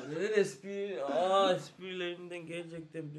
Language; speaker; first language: Turkish; non-native, learner; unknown